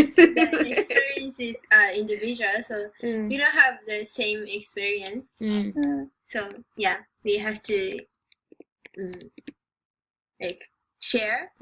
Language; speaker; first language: English; non-native, learner; Japanese